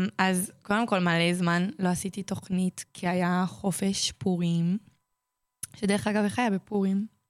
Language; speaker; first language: Hebrew; native; Hebrew